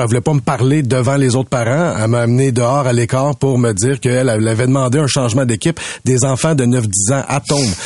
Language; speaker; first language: French; native; French